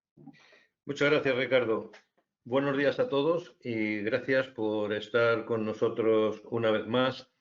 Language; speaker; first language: Spanish; native; Spanish